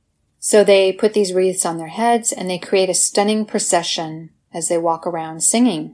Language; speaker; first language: English; native; English